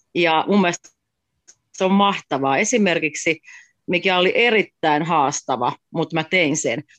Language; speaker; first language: Finnish; native; Finnish